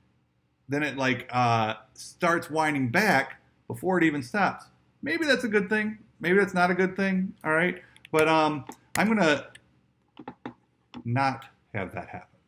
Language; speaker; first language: English; native; English